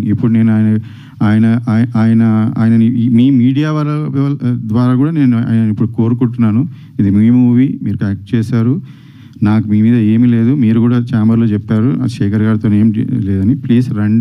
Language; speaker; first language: Telugu; native; Telugu